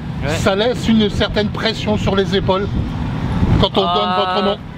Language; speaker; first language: French; native; French